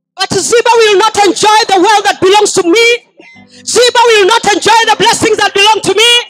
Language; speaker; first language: English; non-native, local second language; Swahili